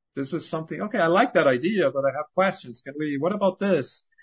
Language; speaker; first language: English; non-native, fluent; Portuguese